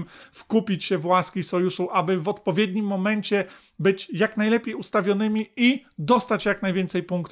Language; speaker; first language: Polish; native; Polish